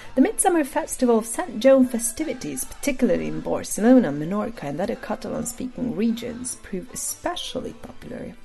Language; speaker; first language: English; non-native, fluent; Hungarian